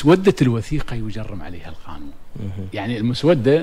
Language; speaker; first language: Arabic; native; Arabic